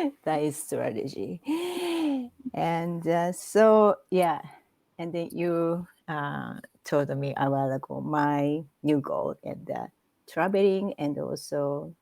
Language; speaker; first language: English; non-native, learner; Japanese